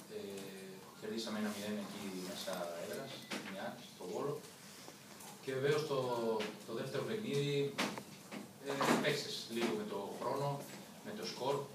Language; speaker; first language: Greek; non-native, learner; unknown